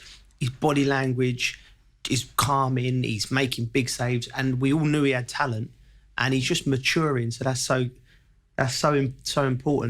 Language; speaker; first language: English; native; English